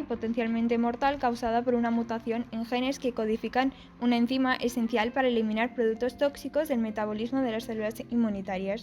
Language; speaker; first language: Spanish; native; Spanish